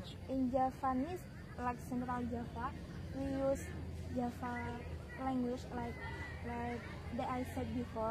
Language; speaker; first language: English; non-native, learner; Javanese